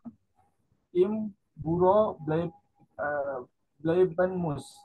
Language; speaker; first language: German; non-native, learner; Indonesian